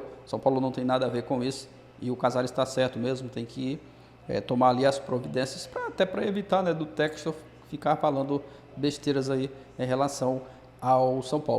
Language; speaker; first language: Portuguese; native; Portuguese